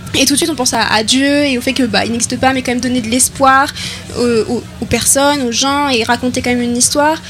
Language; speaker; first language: French; native; French